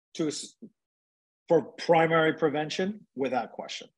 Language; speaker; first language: English; native; English